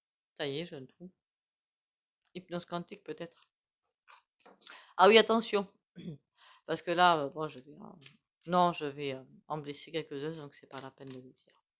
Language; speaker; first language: French; native; French